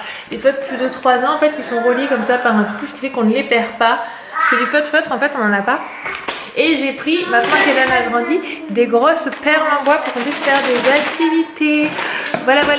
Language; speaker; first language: French; native; French